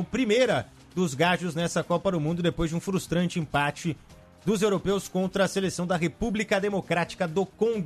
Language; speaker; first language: Portuguese; native; Portuguese